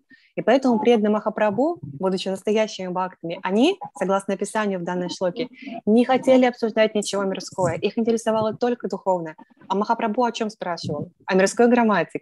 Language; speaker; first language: Russian; native; Russian